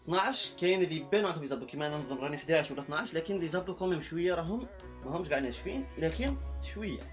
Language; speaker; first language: Arabic; native; Arabic